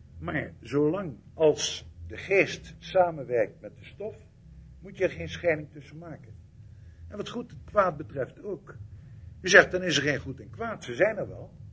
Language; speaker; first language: Dutch; native; Dutch